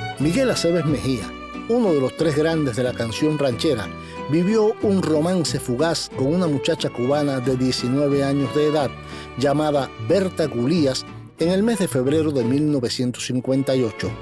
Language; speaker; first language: Spanish; native; Spanish